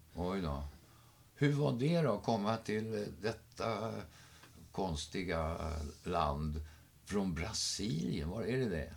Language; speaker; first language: Swedish; native; Swedish